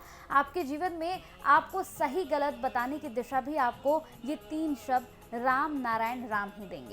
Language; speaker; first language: Hindi; native; Hindi